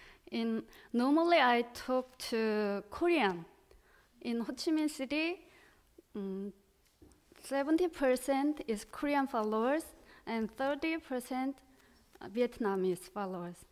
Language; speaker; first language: English; non-native, learner; Korean